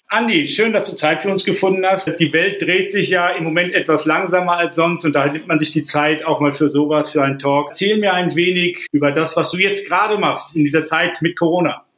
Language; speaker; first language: German; native; German